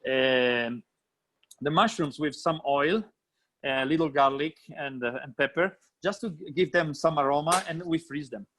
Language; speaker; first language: English; non-native, fluent; Italian